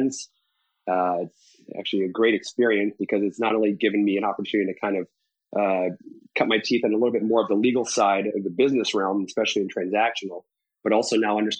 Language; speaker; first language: English; native; English